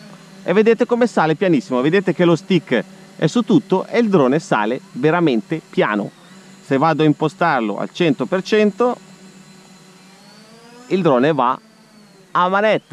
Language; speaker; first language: Italian; native; Italian